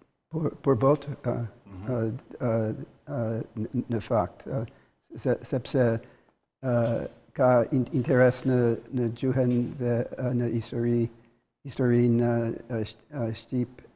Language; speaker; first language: Albanian; non-native, learner; English